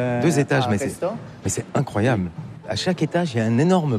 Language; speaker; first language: French; native; French